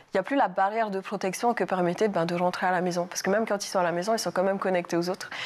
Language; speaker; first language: French; native; French